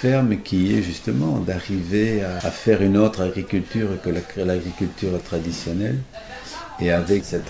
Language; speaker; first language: French; native; French